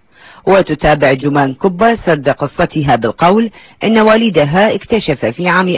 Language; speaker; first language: Arabic; native; Arabic